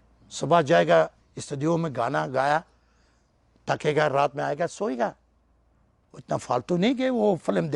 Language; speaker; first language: Hindi; non-native, learner; Persian